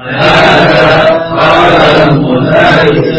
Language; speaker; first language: Arabic; non-native, learner; Indonesian